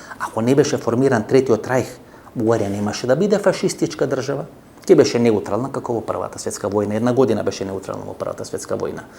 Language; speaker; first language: Macedonian; native; Macedonian